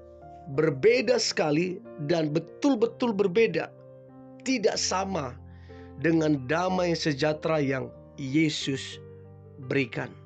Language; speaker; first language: Indonesian; native; Indonesian